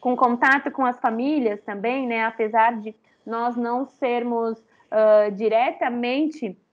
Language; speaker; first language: Portuguese; native; Portuguese